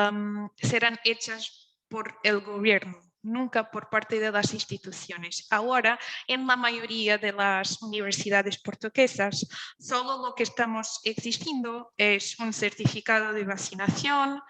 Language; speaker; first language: Spanish; non-native, fluent; Portuguese